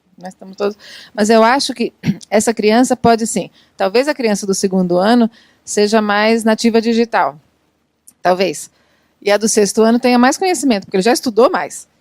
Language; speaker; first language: Portuguese; non-native, fluent; Italian